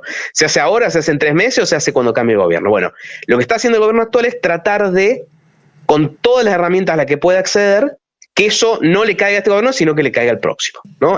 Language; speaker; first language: Spanish; native; Spanish